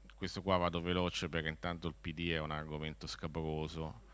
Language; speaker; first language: Italian; native; Italian